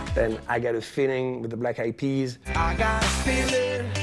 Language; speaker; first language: English; non-native, fluent; French